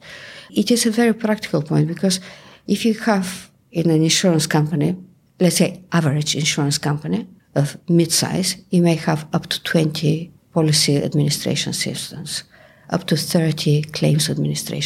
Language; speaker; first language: English; non-native, fluent; Bulgarian